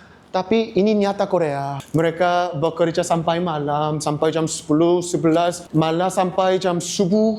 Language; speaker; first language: Indonesian; non-native, learner; Korean